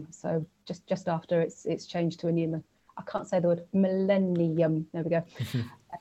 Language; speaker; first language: English; native; English